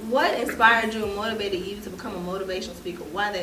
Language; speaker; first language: English; native; English